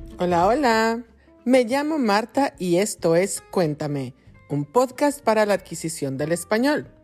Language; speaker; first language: Spanish; non-native, fluent; English